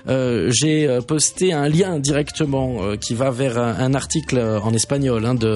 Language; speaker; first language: French; native; French